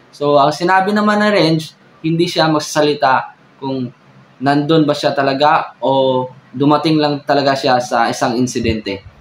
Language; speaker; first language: Filipino; non-native, local second language; Cebuano